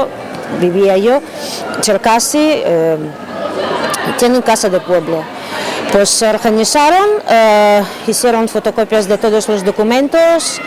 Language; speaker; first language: Spanish; non-native, fluent; Ukrainian